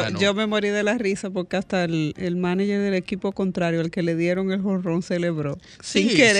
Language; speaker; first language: Spanish; native; Spanish